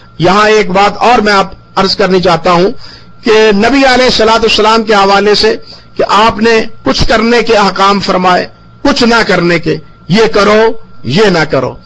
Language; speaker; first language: Urdu; non-native, local second language; Punjabi